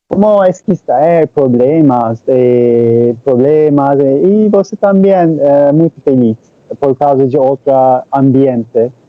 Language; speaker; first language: Portuguese; non-native, learner; Turkish